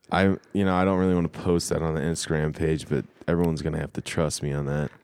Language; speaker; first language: English; native; English